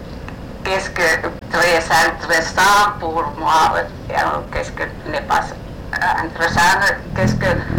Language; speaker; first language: French; non-native, learner; Finnish